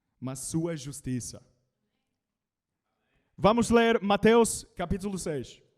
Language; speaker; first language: Portuguese; non-native, learner; English